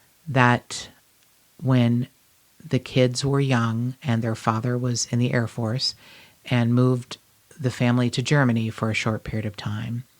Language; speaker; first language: English; native; English